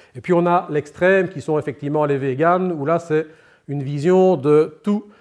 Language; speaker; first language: French; native; French